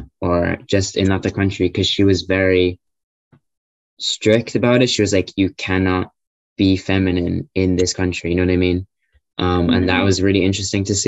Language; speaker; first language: English; native; English